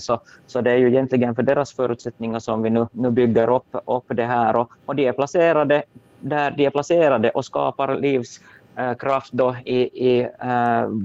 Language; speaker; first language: Swedish; native; Swedish